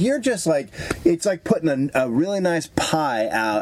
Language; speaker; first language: English; native; English